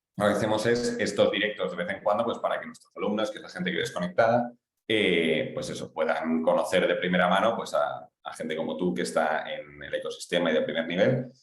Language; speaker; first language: Spanish; native; Spanish